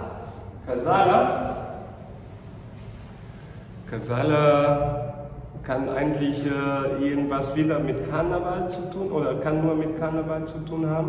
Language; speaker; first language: German; non-native, fluent; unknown